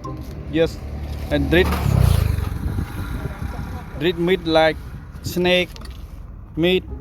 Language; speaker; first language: English; non-native, learner; Khmer